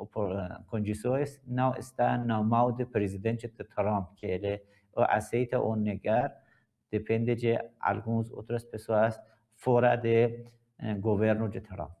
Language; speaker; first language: Portuguese; non-native, learner; Persian